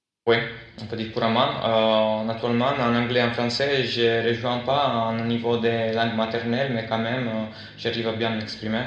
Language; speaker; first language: French; non-native, fluent; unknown